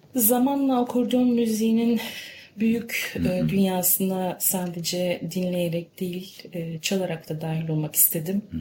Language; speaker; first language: Turkish; early bilingual, heritage; Turkish